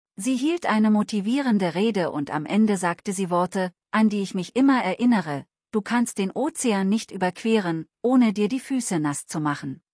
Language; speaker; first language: German; non-native, fluent; Telugu